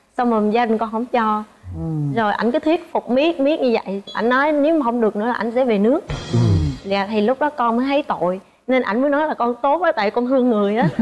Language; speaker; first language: Vietnamese; native; Vietnamese